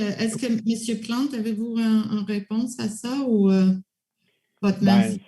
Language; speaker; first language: French; non-native, local second language; English